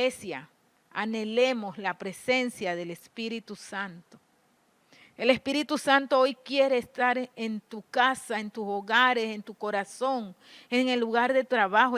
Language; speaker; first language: Spanish; native; Spanish